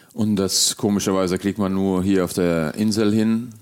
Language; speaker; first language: German; early bilingual, other home language; Hungarian